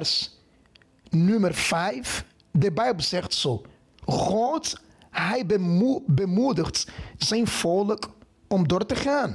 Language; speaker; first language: Dutch; non-native, fluent; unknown